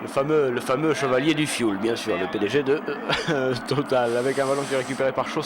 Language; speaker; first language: French; native; French